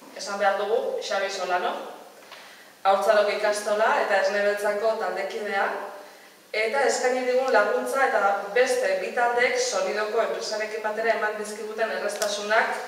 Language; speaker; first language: Basque; native; Basque